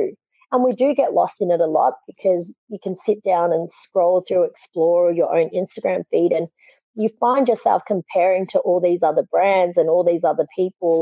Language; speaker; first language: English; native; English